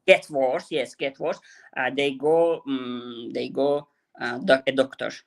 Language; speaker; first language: English; non-native, learner; Azerbaijani